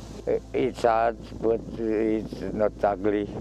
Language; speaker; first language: English; non-native, learner; Romanian